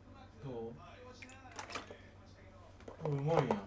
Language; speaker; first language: Japanese; native; Japanese